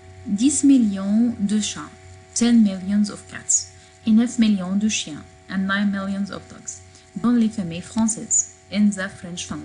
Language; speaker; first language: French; non-native, fluent; Arabic